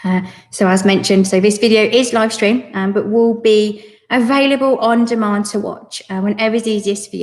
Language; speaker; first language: English; native; English